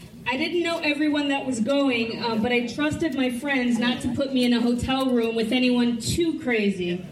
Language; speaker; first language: English; native; English